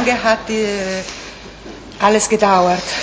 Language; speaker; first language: German; non-native, fluent; Italian